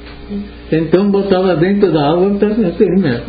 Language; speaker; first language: Portuguese; non-native, local second language; Italian